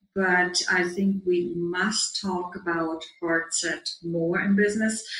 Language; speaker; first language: English; non-native, fluent; German